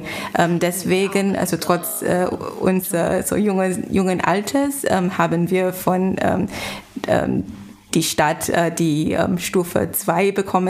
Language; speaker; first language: German; non-native, fluent; Chinese